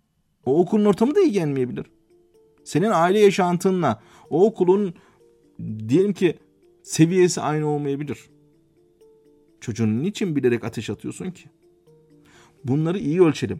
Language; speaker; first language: Turkish; native; Turkish